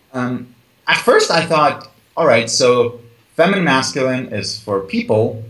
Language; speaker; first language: English; early bilingual, other home language; Chechen